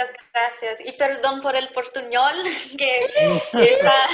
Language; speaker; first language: Spanish; non-native, learner; Portuguese